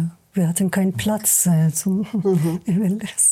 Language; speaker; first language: German; non-native, learner; Persian